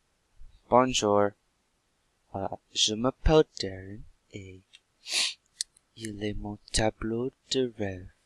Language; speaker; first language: French; non-native, learner; English